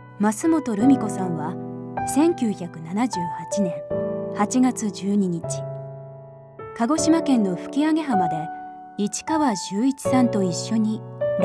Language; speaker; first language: Japanese; native; Japanese